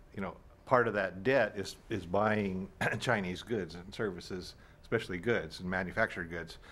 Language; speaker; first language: English; native; English